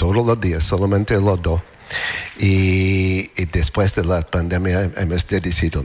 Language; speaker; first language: Spanish; non-native, learner; English